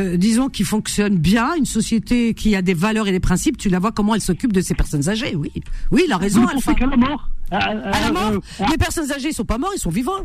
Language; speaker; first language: French; native; French